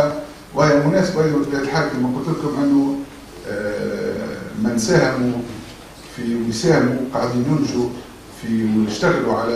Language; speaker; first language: Arabic; native; Arabic